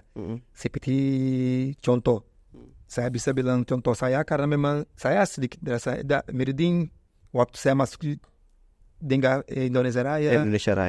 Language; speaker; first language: Indonesian; non-native, fluent; Portuguese